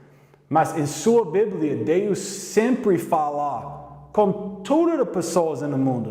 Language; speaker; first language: Portuguese; non-native, learner; English